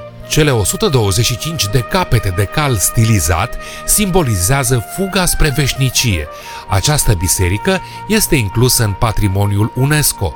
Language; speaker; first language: Romanian; native; Romanian